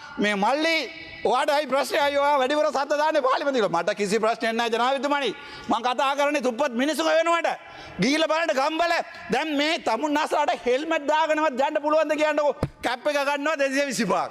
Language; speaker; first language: Sinhala; non-native, local second language; Tamil